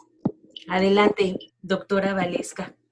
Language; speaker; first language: Spanish; native; Spanish